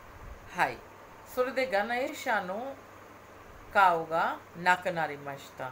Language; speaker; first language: Japanese; non-native, fluent; Hindi